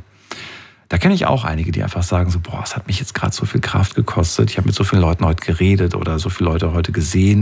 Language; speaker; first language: German; native; German